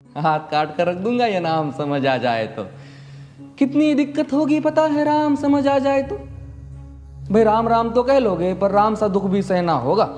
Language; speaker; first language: Hindi; non-native, local second language; Marathi